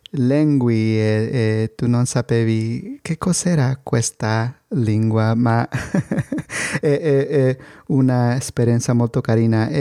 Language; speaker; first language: Italian; non-native, fluent; Spanish